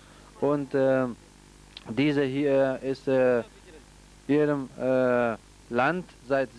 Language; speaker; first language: German; non-native, fluent; Central Kurdish